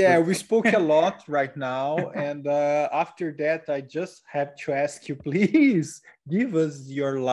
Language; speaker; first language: English; non-native, learner; Portuguese